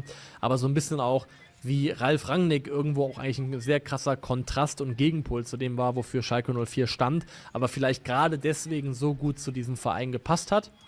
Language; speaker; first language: German; native; German